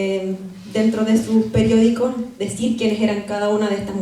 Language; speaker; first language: Spanish; native; Spanish